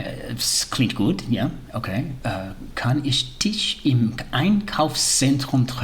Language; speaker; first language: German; early bilingual, heritage; English